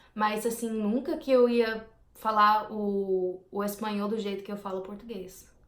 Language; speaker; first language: Portuguese; non-native, fluent; English